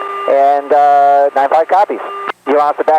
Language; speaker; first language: English; native; English